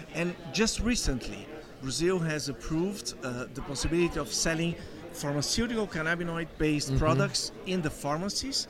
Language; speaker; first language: English; non-native, fluent; Portuguese